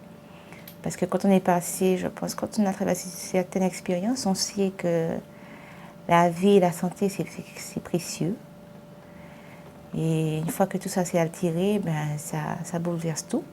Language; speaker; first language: French; native; French